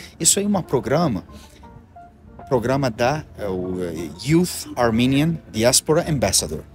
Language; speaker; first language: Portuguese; non-native, learner; Armenian